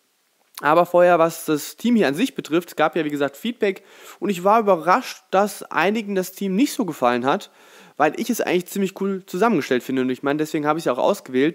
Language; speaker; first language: German; native; German